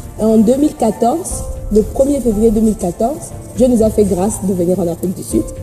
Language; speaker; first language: French; non-native, local second language; Swahili